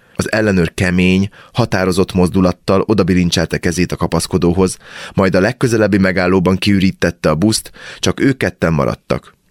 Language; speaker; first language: Hungarian; native; Hungarian